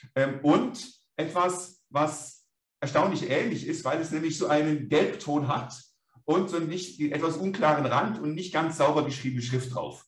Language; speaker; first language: German; native; German